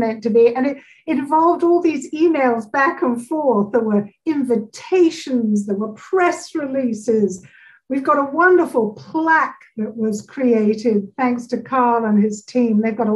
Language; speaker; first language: English; native; English